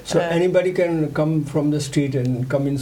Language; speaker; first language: English; non-native, fluent; Urdu